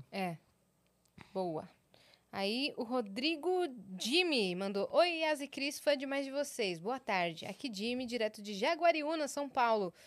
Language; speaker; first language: Portuguese; native; Portuguese